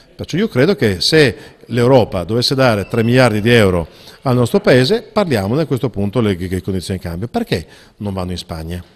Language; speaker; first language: Italian; native; Italian